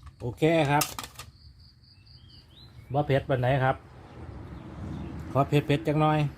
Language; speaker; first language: Thai; non-native, local second language; Northeastern Thai